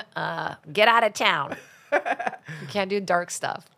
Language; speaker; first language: English; non-native, fluent; Portuguese